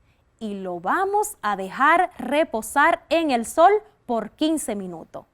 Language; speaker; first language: Spanish; native; Spanish